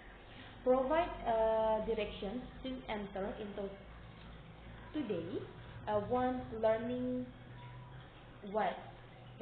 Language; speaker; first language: English; non-native, learner; Indonesian